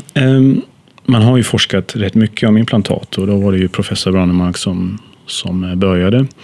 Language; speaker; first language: Swedish; non-native, fluent; German